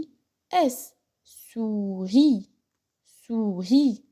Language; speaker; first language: French; non-native, local second language; Arabic